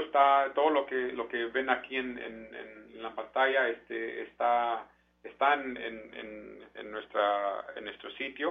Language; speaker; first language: Spanish; early bilingual, heritage; Spanish